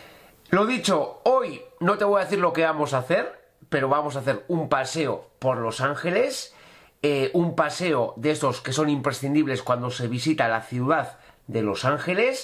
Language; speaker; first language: Spanish; native; Spanish